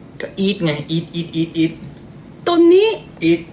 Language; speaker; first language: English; non-native, learner; Thai